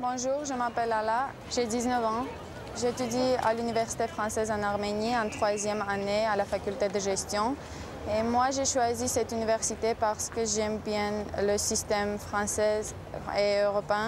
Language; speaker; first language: French; non-native, fluent; Armenian